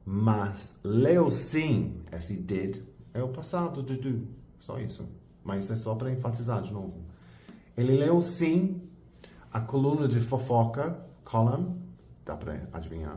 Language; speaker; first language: Portuguese; non-native, fluent; English